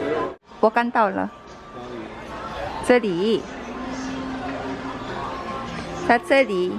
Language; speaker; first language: Chinese; non-native, learner; Filipino